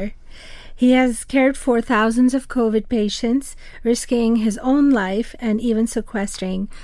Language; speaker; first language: English; non-native, local second language; Urdu